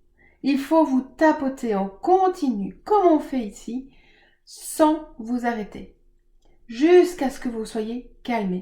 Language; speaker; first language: French; native; French